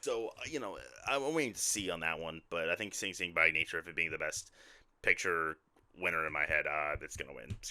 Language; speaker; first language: English; native; English